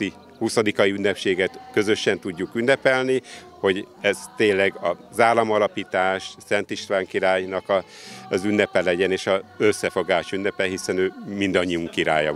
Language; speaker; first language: Hungarian; native; Hungarian